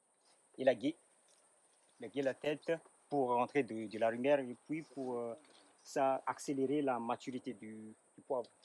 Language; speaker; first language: French; non-native, local second language; Malagasy